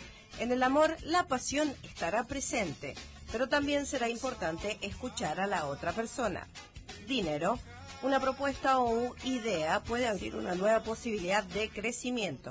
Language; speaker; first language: Spanish; native; Spanish